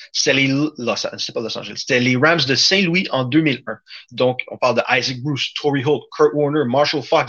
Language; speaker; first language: French; native; French